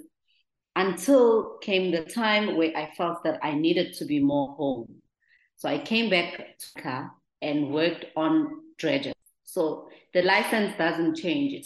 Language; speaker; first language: English; non-native, local second language; Zulu